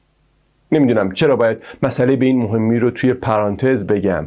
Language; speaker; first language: Persian; native; Persian